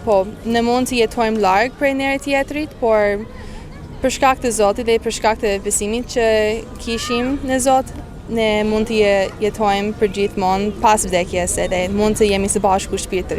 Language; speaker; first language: Albanian; non-native, fluent; English